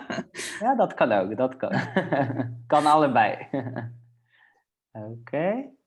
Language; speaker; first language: Dutch; non-native, fluent; Polish